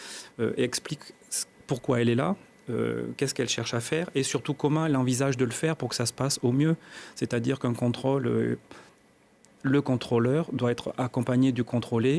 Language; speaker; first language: French; native; French